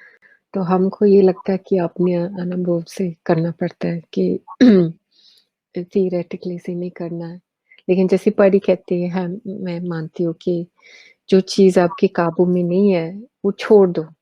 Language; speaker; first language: Hindi; early bilingual, heritage; Hindi